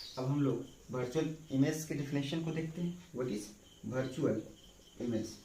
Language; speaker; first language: Hindi; native; Hindi